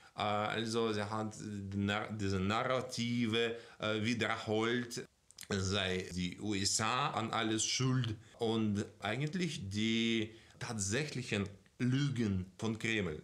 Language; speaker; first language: German; non-native, fluent; Russian